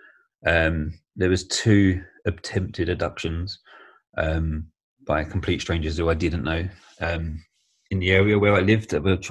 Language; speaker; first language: English; native; English